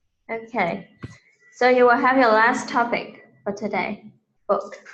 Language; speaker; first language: English; non-native, fluent; Vietnamese